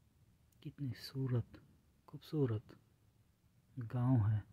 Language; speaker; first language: Hindi; non-native, local second language; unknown